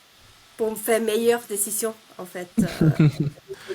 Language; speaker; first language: French; non-native, fluent; Finnish